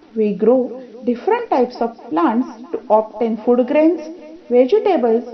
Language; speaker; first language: English; non-native, local second language; Marathi